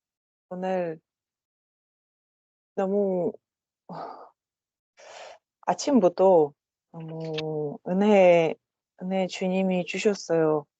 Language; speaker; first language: Korean; non-native, learner; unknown